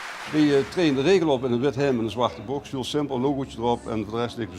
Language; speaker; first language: Dutch; native; Dutch